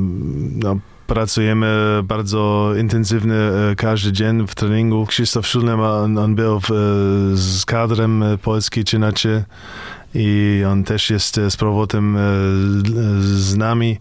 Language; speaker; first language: Polish; non-native, learner; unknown